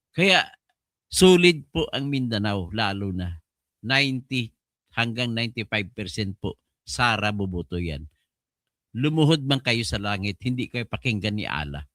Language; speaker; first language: Filipino; non-native, local second language; Cebuano